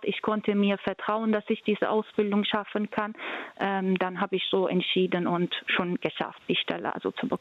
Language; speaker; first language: German; non-native, fluent; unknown